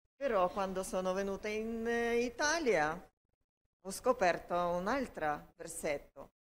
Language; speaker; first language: Italian; non-native, learner; Ukrainian